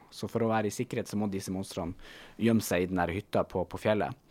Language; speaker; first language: Norwegian; native; Norwegian